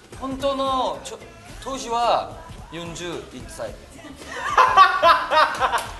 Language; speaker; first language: Japanese; non-native, learner; Korean